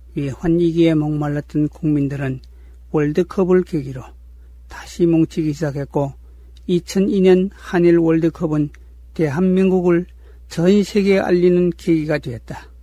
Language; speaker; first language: Korean; native; Korean